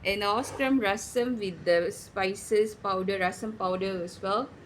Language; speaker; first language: English; non-native, local second language; Tamil